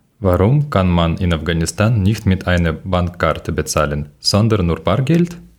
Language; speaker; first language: German; non-native, learner; Ukrainian